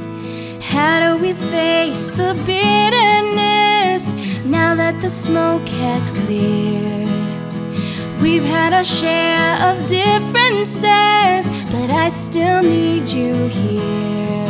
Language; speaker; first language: English; native; English